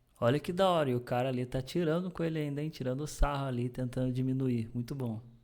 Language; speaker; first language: Portuguese; native; Portuguese